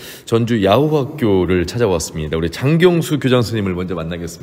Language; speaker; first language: Korean; native; Korean